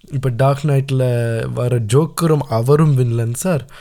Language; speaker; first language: Tamil; early bilingual, heritage; Tamil